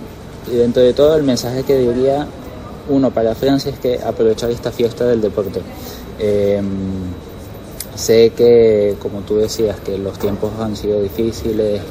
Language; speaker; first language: Spanish; native; Spanish